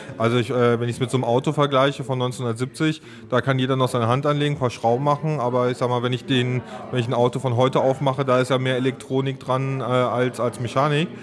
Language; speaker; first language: German; native; German